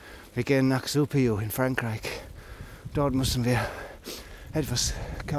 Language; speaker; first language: German; non-native, learner; English